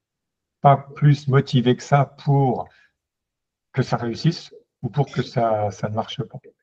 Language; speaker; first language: French; native; French